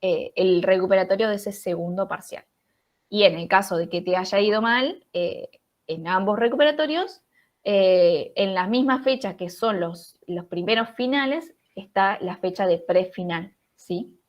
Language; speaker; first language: Spanish; native; Spanish